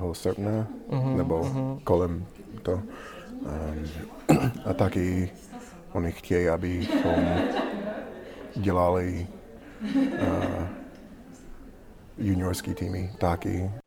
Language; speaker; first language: Czech; non-native, learner; English